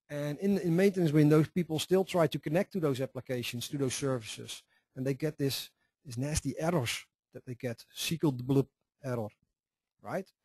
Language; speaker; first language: English; non-native, fluent; Dutch